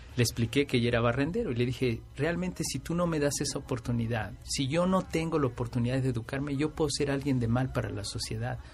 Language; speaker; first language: Spanish; native; Spanish